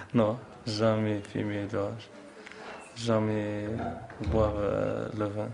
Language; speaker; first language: French; non-native, local second language; Arabic